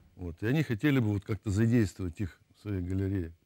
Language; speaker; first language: Russian; native; Russian